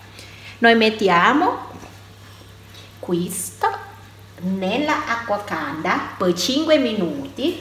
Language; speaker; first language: Italian; non-native, learner; Thai